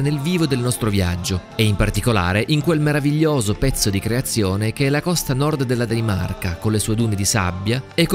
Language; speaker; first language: Italian; native; Italian